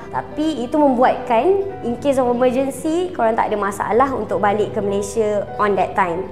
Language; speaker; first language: Malay; native; Malay